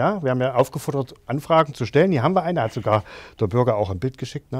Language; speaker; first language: German; native; German